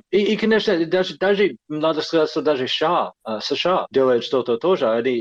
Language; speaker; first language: Russian; non-native, fluent; English